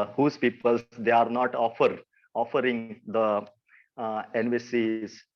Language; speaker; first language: English; non-native, local second language; Marathi